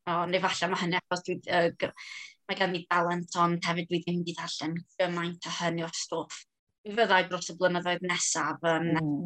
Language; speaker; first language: Welsh; non-native, local second language; English